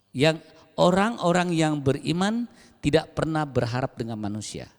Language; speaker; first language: Indonesian; native; Indonesian